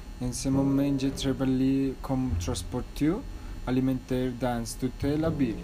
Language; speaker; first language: French; non-native, learner; Spanish